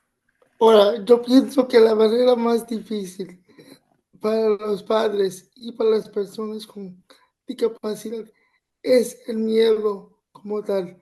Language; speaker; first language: Spanish; early bilingual, other home language; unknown